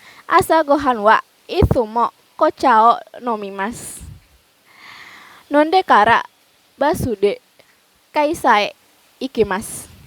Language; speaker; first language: Japanese; non-native, learner; Indonesian